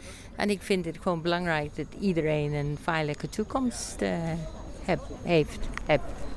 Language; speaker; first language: Dutch; non-native, fluent; English